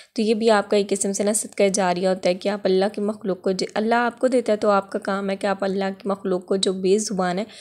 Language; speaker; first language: Urdu; non-native, local second language; Punjabi